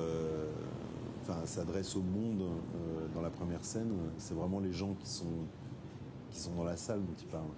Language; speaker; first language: French; native; French